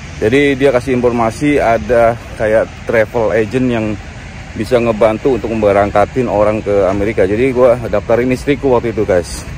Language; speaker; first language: Indonesian; native; Indonesian